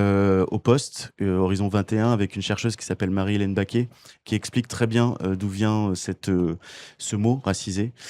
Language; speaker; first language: French; native; French